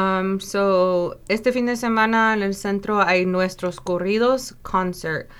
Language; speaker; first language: Spanish; early bilingual, other home language; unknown